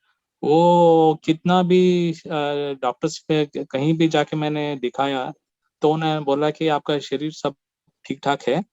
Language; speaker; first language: Hindi; non-native, local second language; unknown